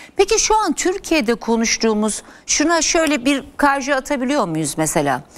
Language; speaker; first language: Turkish; native; Turkish